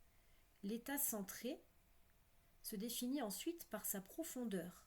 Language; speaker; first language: French; native; French